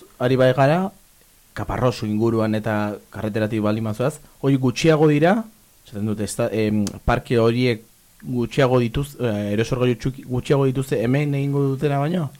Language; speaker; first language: Basque; native; Basque